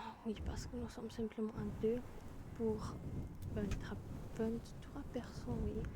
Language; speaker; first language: French; non-native, learner; German